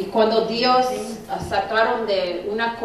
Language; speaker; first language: Spanish; non-native, learner; English